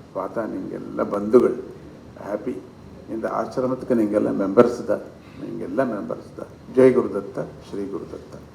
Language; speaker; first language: Tamil; non-native, fluent; Kannada